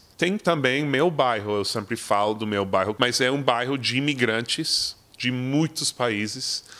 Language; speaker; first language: Portuguese; non-native, fluent; English